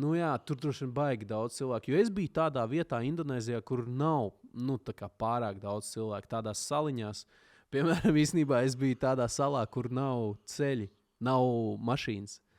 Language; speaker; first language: Latvian; native; Latvian